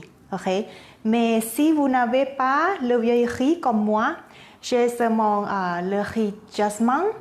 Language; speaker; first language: French; non-native, fluent; Thai